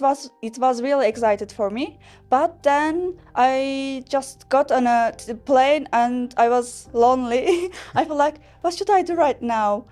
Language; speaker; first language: English; non-native, learner; Turkish